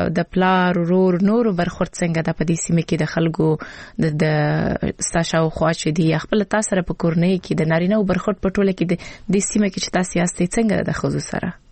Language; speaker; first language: Pashto; native; Pashto